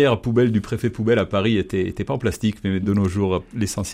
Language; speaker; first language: French; native; French